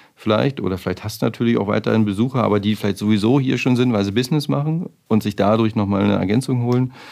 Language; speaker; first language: German; native; German